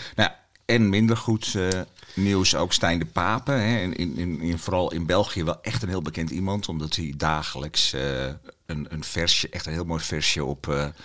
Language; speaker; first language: Dutch; native; Dutch